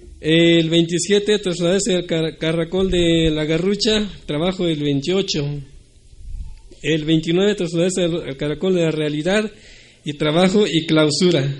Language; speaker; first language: Spanish; non-native, local second language; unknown